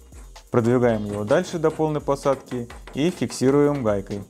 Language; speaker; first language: Russian; native; Russian